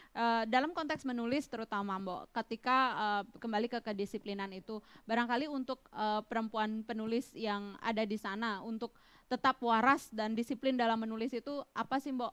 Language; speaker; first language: Indonesian; native; Indonesian